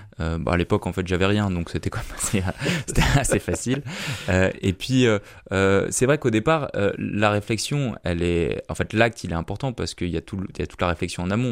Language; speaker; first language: French; native; French